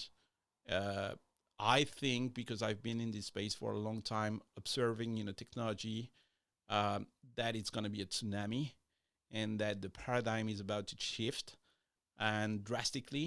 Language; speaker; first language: English; non-native, fluent; French